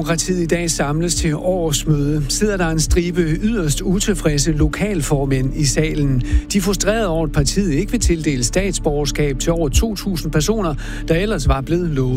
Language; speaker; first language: Danish; native; Danish